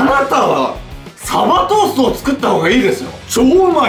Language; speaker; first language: Japanese; native; Japanese